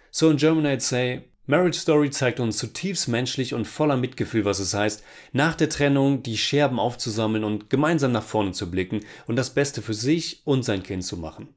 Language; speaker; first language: German; native; German